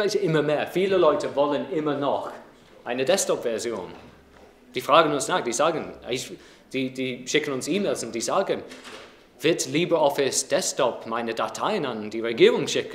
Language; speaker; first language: German; non-native, fluent; English